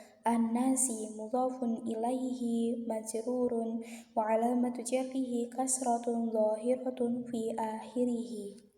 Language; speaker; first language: Arabic; non-native, learner; Indonesian